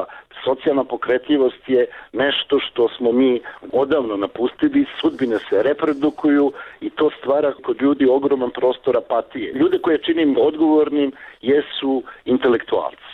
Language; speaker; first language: Serbian; native; Serbian